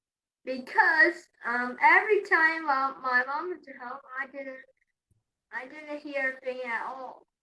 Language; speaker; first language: English; non-native, learner; Chinese